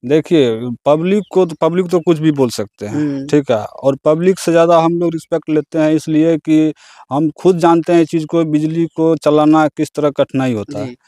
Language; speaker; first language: Hindi; native; Hindi